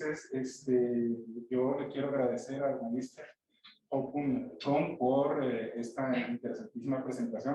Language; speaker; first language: Spanish; native; Spanish